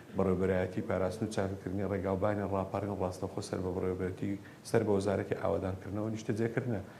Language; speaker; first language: Central Kurdish; native; Central Kurdish